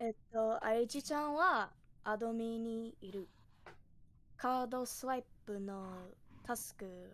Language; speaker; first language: Japanese; non-native, learner; English